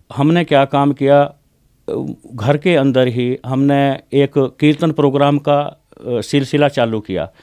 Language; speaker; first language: Hindi; native; Hindi